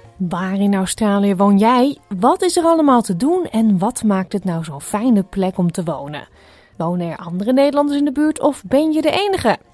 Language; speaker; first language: Dutch; native; Dutch